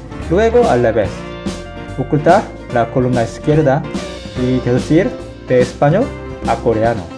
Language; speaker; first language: Spanish; non-native, fluent; Korean